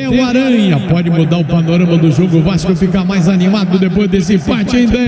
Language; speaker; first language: Portuguese; native; Portuguese